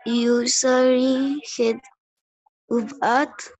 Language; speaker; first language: English; non-native, learner; Spanish